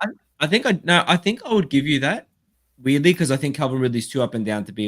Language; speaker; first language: English; native; English